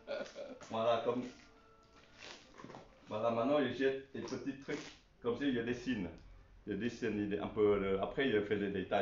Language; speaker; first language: French; non-native, learner; Chinese